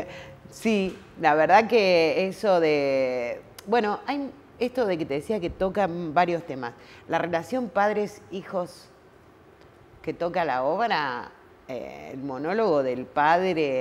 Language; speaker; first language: Spanish; native; Spanish